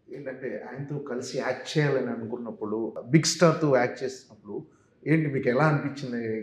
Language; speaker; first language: Telugu; native; Telugu